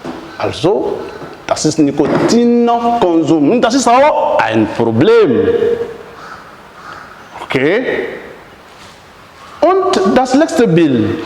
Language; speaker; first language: German; non-native, fluent; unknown